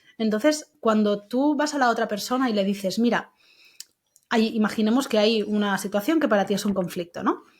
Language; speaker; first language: Spanish; native; Spanish